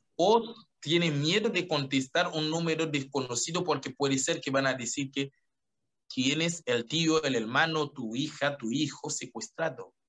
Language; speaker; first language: Spanish; non-native, fluent; Haitian Creole